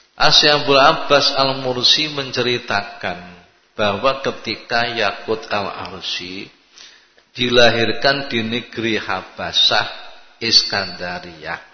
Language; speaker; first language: Indonesian; native; Indonesian